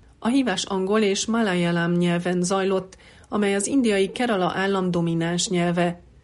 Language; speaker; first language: Hungarian; native; Hungarian